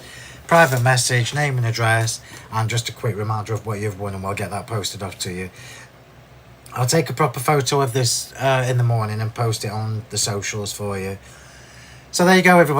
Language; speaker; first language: English; native; English